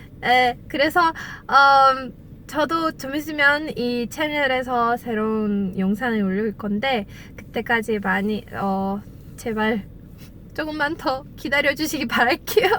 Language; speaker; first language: Korean; non-native, fluent; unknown